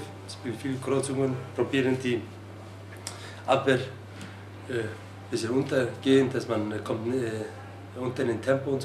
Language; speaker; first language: German; non-native, learner; Icelandic